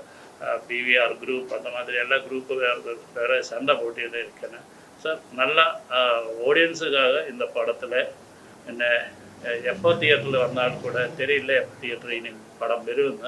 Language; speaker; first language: Tamil; non-native, learner; Malayalam